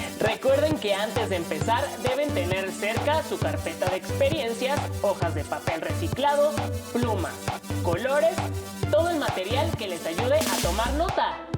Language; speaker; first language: Spanish; native; Spanish